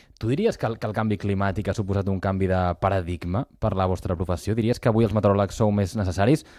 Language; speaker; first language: Catalan; native; Catalan